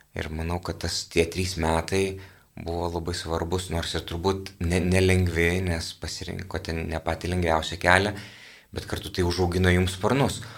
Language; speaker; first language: Lithuanian; native; Lithuanian